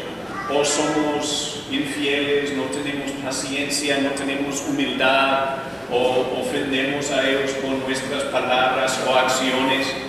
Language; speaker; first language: Spanish; non-native, fluent; English